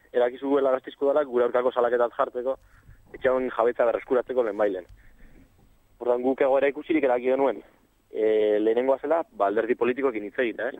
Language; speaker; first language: Basque; non-native, local second language; Spanish